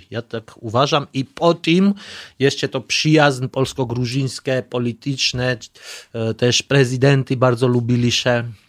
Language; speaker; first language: Polish; non-native, fluent; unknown